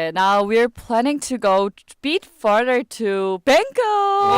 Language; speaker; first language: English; non-native, learner; Korean